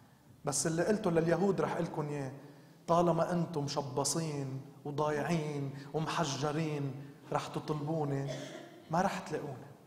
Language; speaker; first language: Arabic; native; Arabic